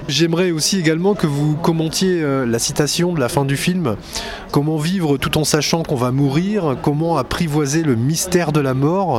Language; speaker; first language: French; native; French